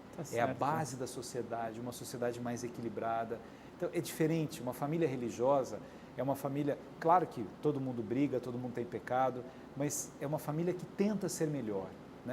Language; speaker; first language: Portuguese; native; Portuguese